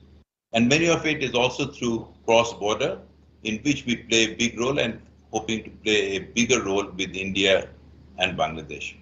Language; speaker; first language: English; non-native, fluent; Bangla